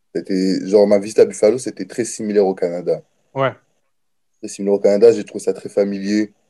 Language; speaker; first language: French; native; French